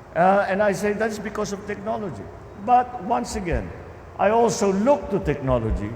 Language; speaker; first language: English; non-native, local second language; Filipino